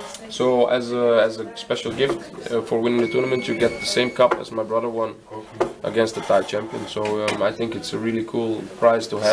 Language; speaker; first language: English; non-native, fluent; Dutch